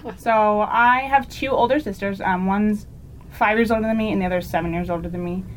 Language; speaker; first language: English; native; English